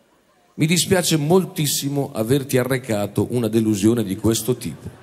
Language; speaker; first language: Italian; native; Italian